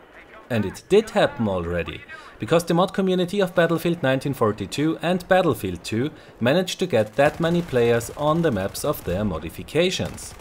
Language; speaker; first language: English; non-native, fluent; German